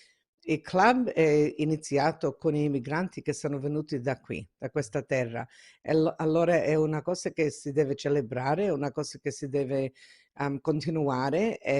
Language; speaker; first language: Italian; early bilingual, heritage; Italian